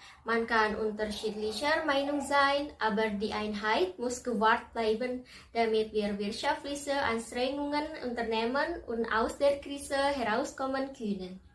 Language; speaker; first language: German; non-native, learner; Indonesian